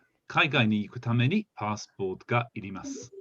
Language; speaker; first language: Japanese; non-native, fluent; English